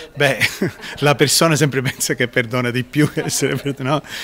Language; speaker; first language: Italian; non-native, fluent; Sicilian